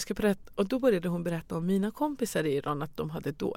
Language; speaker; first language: Swedish; non-native, fluent; Persian